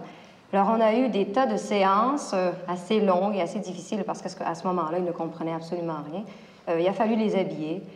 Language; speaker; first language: French; native; French